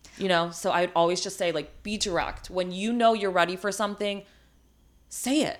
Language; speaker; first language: English; early bilingual, other home language; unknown